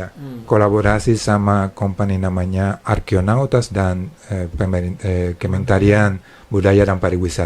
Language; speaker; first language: Indonesian; non-native, fluent; Spanish